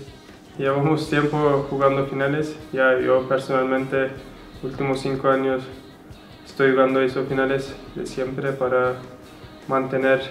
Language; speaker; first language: Spanish; non-native, fluent; Turkish